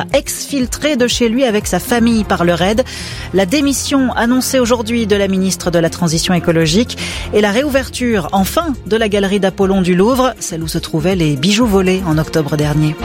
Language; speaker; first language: French; native; French